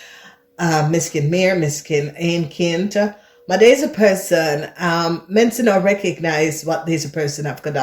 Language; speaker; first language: Dutch; non-native, fluent; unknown